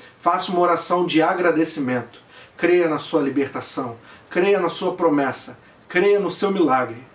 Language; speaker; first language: Portuguese; native; Portuguese